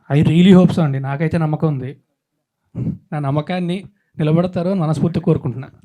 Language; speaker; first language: Telugu; native; Telugu